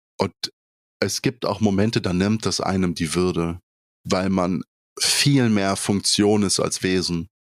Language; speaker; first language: German; early bilingual, other home language; Polish